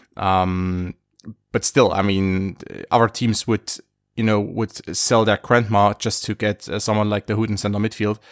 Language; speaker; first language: English; non-native, fluent; German